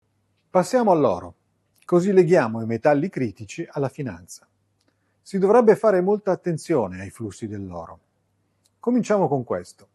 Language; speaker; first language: Italian; native; Italian